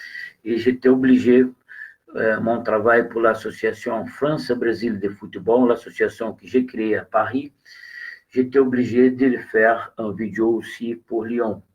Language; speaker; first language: French; non-native, fluent; Portuguese